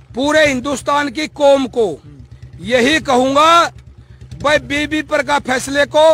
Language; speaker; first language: Hindi; native; Hindi